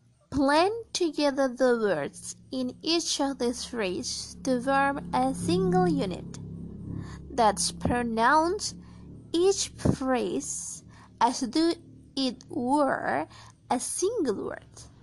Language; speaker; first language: English; non-native, fluent; Indonesian